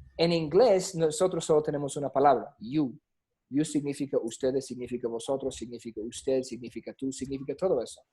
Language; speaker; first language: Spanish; non-native, fluent; English